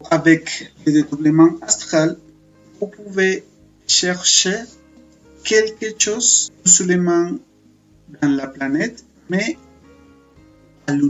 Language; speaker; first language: French; non-native, fluent; Spanish